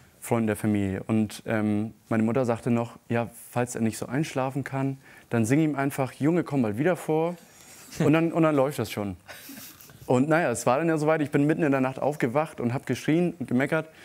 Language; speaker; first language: German; non-native, local second language; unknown